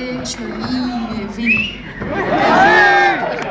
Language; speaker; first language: French; non-native, learner; Spanish